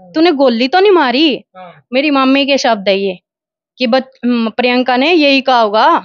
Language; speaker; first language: Hindi; non-native, local second language; Haryanvi